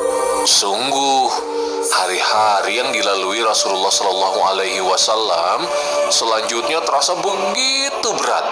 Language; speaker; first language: Indonesian; native; Indonesian